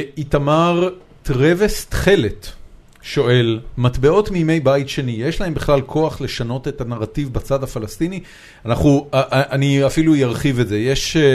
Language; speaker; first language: Hebrew; native; Hebrew